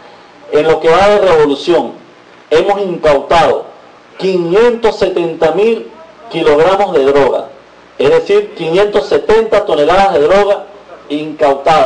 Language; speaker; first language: Spanish; native; Spanish